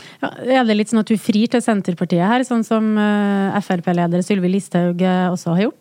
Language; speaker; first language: Norwegian; native; Norwegian